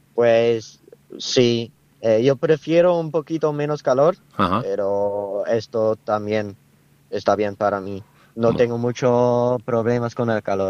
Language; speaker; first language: Spanish; non-native, learner; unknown